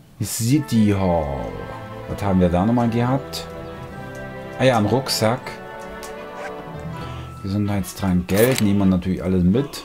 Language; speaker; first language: German; native; German